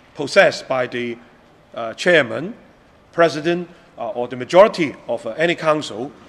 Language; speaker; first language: English; non-native, local second language; Cantonese